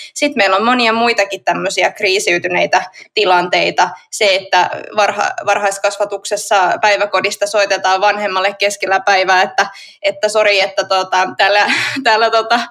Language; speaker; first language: Finnish; native; Finnish